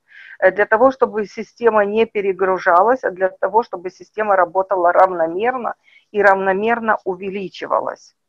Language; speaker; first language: Russian; native; Russian